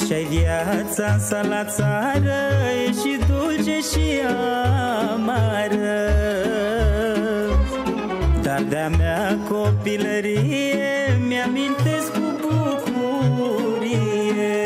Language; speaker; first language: Romanian; native; Romanian